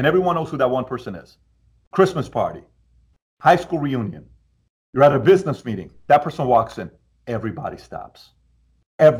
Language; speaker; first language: English; early bilingual, other home language; Persian